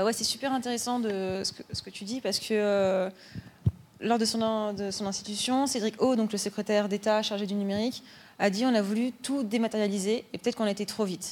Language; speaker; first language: French; native; French